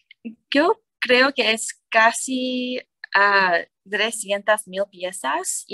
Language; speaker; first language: Spanish; non-native, learner; English